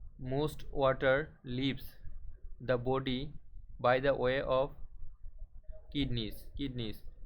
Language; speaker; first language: English; non-native, local second language; Bangla